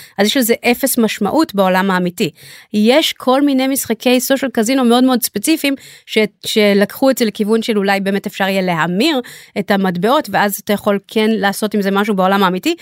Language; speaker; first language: Hebrew; native; Hebrew